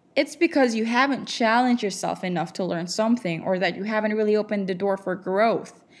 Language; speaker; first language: English; non-native, local second language; Filipino